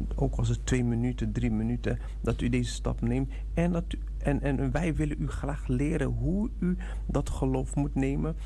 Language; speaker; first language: Dutch; non-native, fluent; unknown